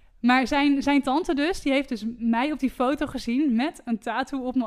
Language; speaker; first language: Dutch; native; Dutch